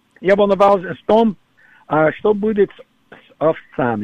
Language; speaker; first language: Russian; non-native, fluent; English